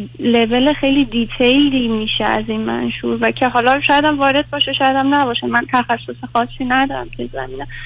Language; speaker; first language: Persian; early bilingual, heritage; Persian